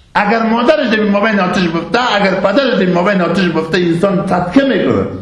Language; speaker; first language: Persian; native; Persian